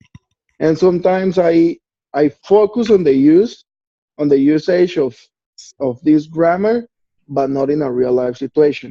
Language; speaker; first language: English; non-native, fluent; Spanish